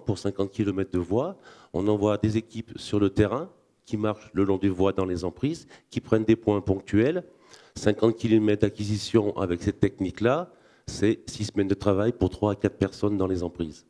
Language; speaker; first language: French; native; French